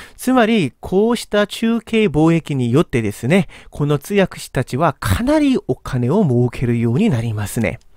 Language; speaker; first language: Japanese; non-native, fluent; Korean